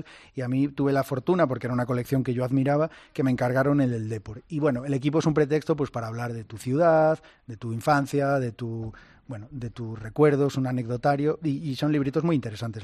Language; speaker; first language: Spanish; native; Spanish